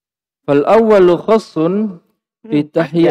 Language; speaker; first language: Arabic; non-native, learner; Indonesian